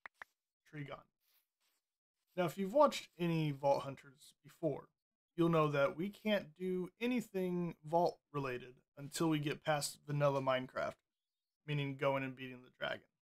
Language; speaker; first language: English; native; English